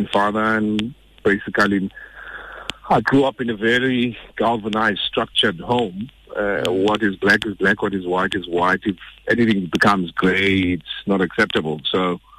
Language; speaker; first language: English; non-native, local second language; Xhosa